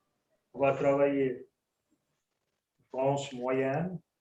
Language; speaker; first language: French; non-native, local second language; Arabic